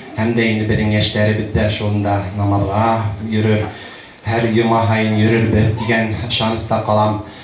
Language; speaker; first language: Tatar; non-native, local second language; Bashkir